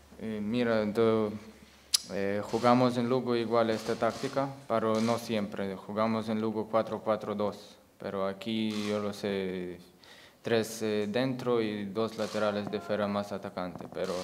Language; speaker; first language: Spanish; non-native, learner; Ukrainian